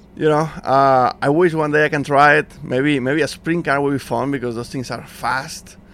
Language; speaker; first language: English; non-native, fluent; Spanish